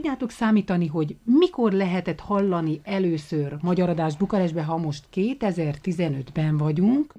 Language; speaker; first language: Hungarian; native; Hungarian